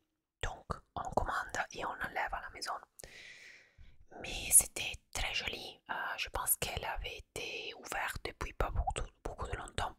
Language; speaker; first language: French; non-native, fluent; Italian